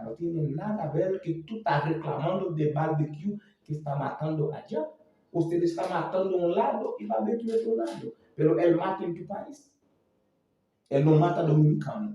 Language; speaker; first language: Spanish; non-native, fluent; Haitian Creole